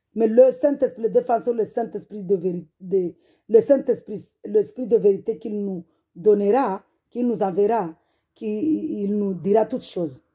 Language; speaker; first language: French; non-native, local second language; Comorian